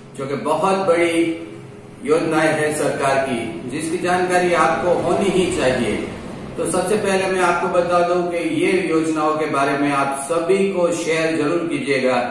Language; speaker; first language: Hindi; non-native, local second language; Gujarati